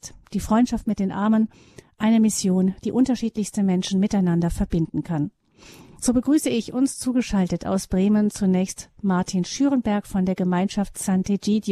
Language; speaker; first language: German; native; German